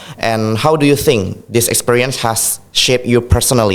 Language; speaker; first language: English; non-native, fluent; Indonesian